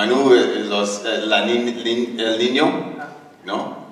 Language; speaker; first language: Spanish; non-native, learner; English